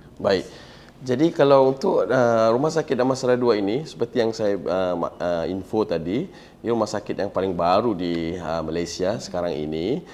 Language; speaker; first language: Malay; native; Malay